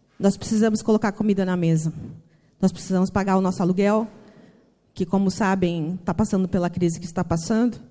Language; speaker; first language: Portuguese; native; Portuguese